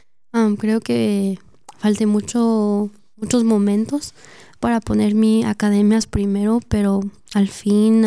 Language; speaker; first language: Spanish; early bilingual, heritage; Spanish